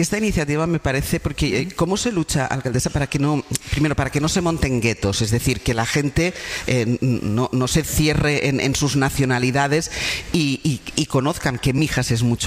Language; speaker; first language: Spanish; native; Spanish